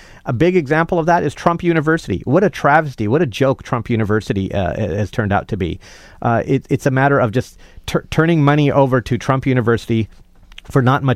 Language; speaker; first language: English; native; English